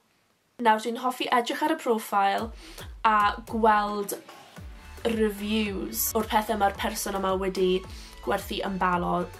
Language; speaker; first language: Welsh; non-native, local second language; English